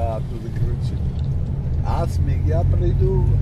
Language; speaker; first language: Russian; non-native, local second language; Armenian